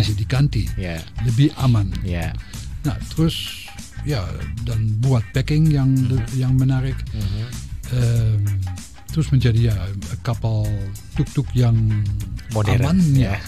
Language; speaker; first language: Indonesian; non-native, fluent; Dutch